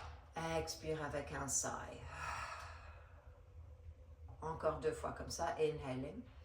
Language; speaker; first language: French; non-native, fluent; English